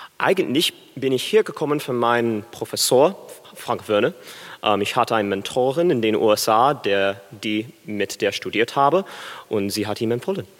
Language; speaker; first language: German; non-native, learner; English